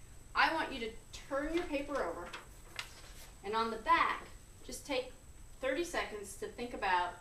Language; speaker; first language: English; native; English